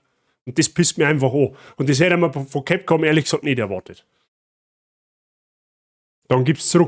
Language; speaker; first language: German; native; German